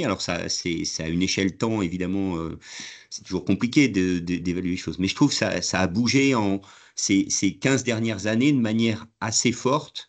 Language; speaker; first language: French; native; French